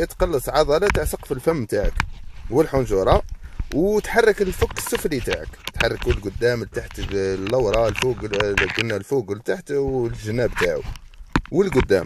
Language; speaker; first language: Arabic; native; Arabic